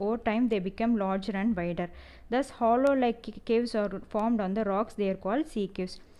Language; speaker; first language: English; non-native, local second language; Tamil